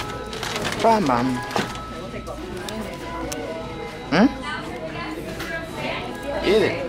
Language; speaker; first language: English; non-native, fluent; Portuguese